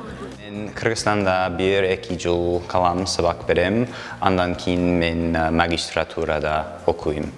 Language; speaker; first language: Kyrgyz; non-native, learner; English